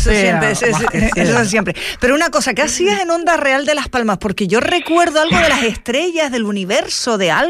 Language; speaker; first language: Spanish; native; Spanish